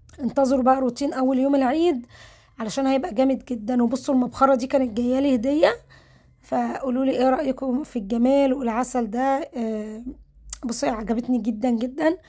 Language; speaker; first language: Arabic; native; Arabic